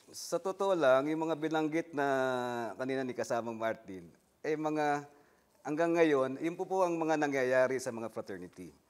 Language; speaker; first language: Filipino; native; Filipino